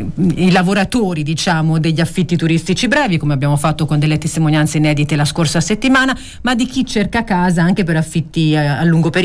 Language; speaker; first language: Italian; native; Italian